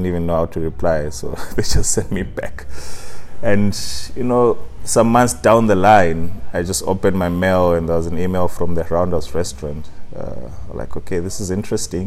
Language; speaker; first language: English; non-native, local second language; Shona